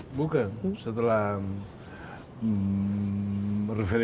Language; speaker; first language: Indonesian; non-native, fluent; Tetum